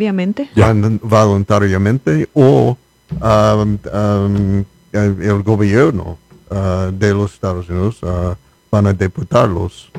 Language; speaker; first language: Spanish; non-native, learner; English